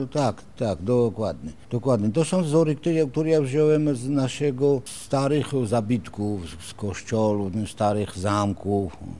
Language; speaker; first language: Polish; non-native, fluent; Georgian